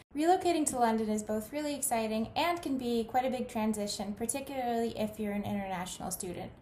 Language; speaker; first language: English; native; English